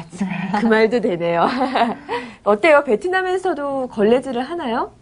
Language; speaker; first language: Korean; native; Korean